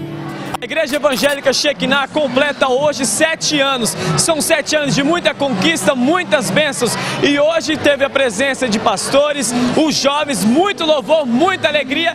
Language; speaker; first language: Portuguese; native; Portuguese